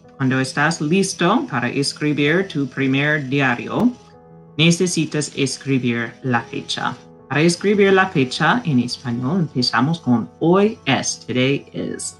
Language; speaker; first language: Spanish; non-native, fluent; English